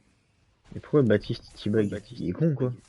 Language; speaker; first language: French; native; French